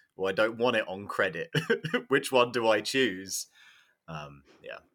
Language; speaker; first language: English; native; English